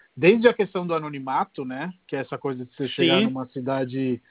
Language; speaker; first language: Portuguese; non-native, fluent; Italian